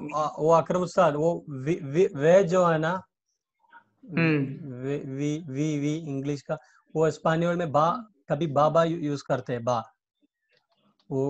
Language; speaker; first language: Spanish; non-native, learner; Hindi